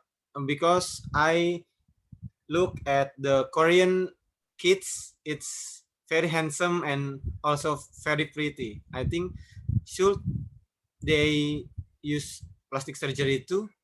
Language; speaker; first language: English; non-native, learner; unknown